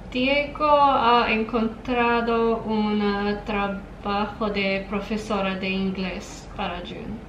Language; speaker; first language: Spanish; non-native, learner; Afrikaans